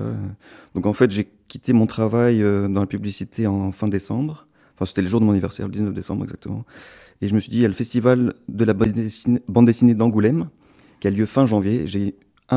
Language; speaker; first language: French; native; French